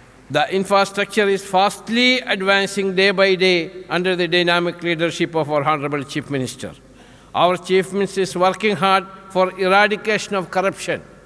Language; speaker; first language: English; non-native, local second language; Malayalam